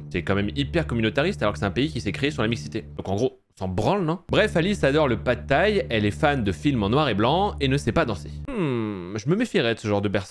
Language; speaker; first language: French; native; French